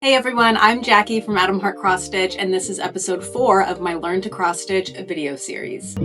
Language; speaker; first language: English; native; English